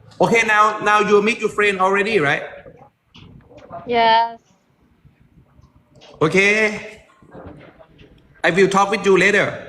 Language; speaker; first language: English; non-native, learner; Thai